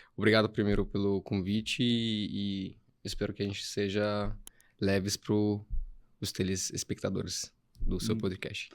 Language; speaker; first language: Portuguese; non-native, fluent; Arabic